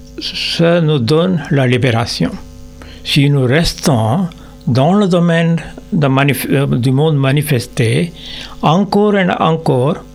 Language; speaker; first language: French; non-native, learner; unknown